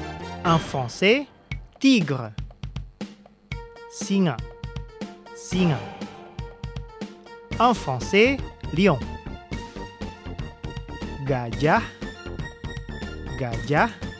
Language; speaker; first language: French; non-native, fluent; Indonesian